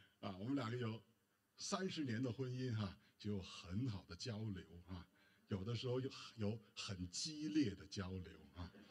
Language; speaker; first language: Chinese; native; Chinese